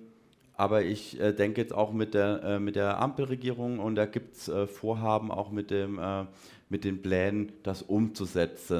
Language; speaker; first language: German; native; German